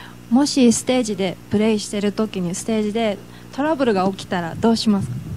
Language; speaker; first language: Japanese; native; Japanese